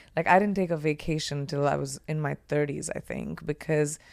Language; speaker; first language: English; non-native, local second language; Hindi